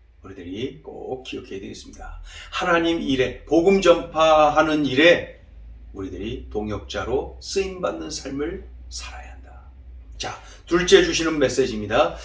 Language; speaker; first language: Korean; native; Korean